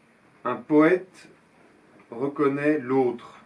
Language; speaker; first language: French; native; French